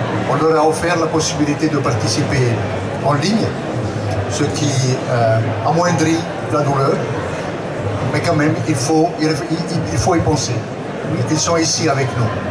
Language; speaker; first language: French; non-native, local second language; German